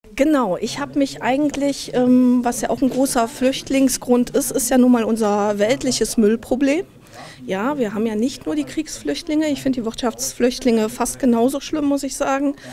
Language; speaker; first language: German; native; German